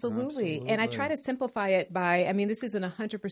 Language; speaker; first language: English; native; English